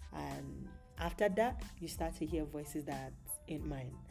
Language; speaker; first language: English; non-native, local second language; Yoruba